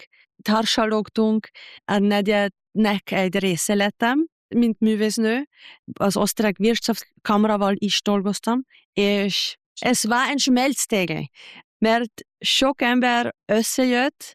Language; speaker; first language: Hungarian; non-native, learner; German